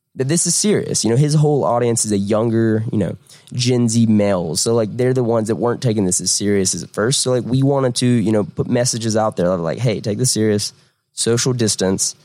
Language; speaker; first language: English; native; English